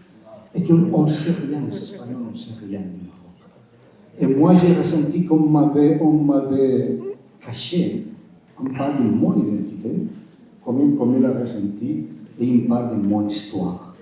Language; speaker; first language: French; non-native, fluent; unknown